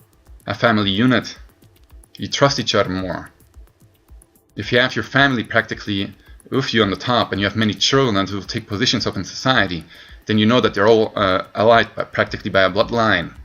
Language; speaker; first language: English; non-native, fluent; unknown